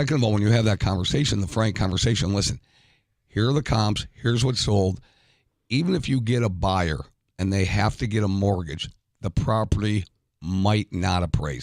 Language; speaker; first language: English; native; English